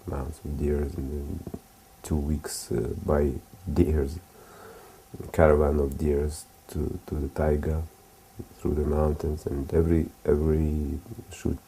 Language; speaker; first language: English; non-native, fluent; Lithuanian